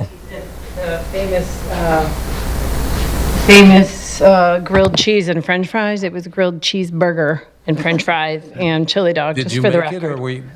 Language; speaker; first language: English; native; English